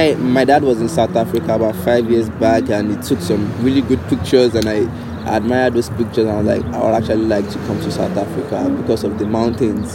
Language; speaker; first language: English; non-native, local second language; Yoruba